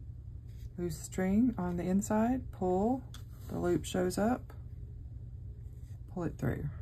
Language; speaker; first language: English; native; English